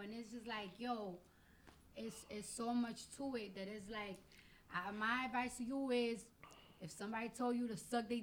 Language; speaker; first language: English; early bilingual, other home language; Spanish